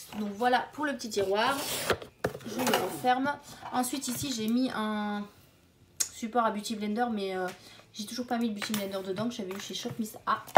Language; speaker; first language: French; native; French